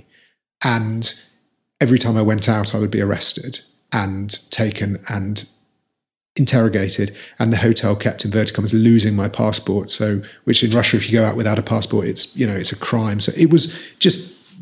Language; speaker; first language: English; native; English